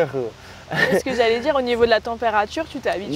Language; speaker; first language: French; native; French